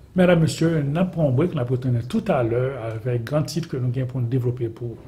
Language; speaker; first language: French; non-native, local second language; Haitian Creole